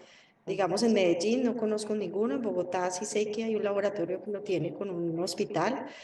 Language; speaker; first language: Spanish; native; Spanish